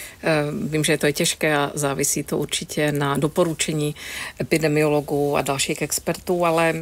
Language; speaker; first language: Czech; native; Czech